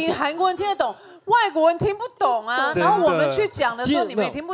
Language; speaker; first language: Chinese; native; Chinese